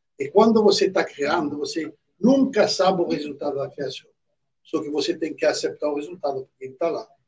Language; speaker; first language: Portuguese; non-native, fluent; French